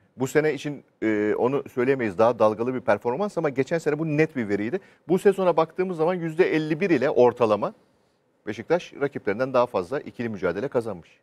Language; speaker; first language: Turkish; native; Turkish